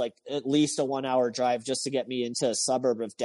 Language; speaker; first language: English; native; English